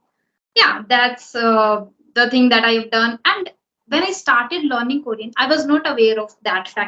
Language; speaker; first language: English; non-native, local second language; Hindi